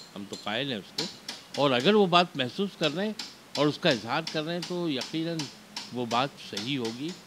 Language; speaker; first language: Urdu; native; Urdu